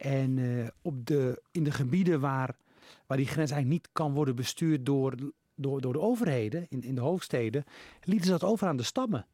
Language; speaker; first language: Dutch; early bilingual, other home language; Riffian